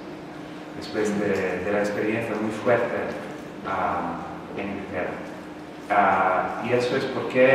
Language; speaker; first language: Spanish; non-native, fluent; English